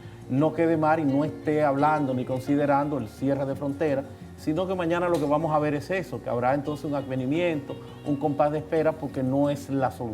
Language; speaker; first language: Spanish; native; Spanish